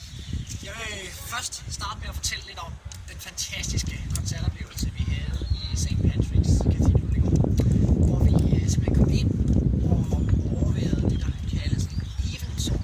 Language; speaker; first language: Danish; native; Danish